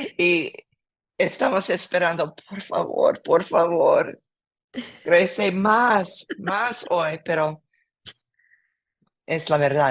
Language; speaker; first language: Spanish; non-native, learner; English